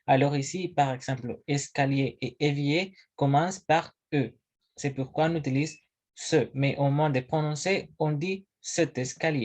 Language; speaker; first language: French; non-native, learner; Spanish